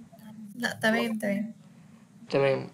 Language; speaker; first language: Arabic; native; Arabic